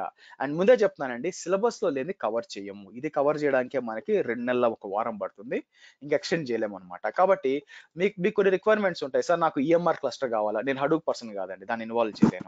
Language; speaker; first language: Telugu; native; Telugu